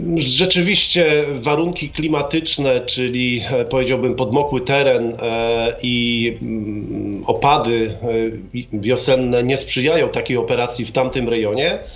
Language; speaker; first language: Polish; native; Polish